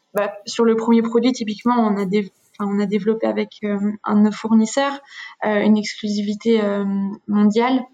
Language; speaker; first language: French; native; French